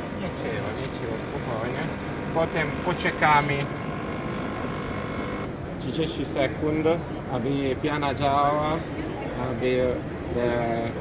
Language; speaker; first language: Polish; non-native, learner; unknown